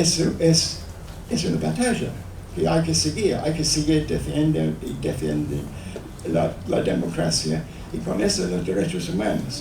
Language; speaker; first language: Spanish; non-native, fluent; English